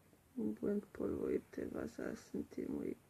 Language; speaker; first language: Spanish; non-native, learner; Swedish